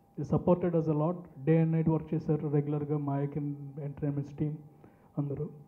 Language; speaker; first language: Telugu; native; Telugu